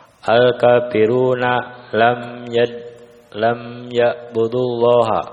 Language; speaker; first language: Arabic; non-native, learner; Indonesian